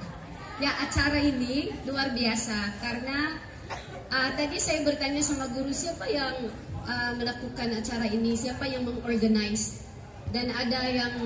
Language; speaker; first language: Indonesian; non-native, fluent; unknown